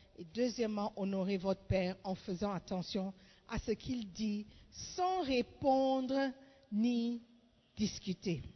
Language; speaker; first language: French; non-native, fluent; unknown